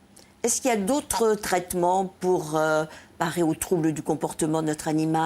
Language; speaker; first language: French; native; French